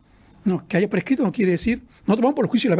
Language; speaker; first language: Spanish; native; Spanish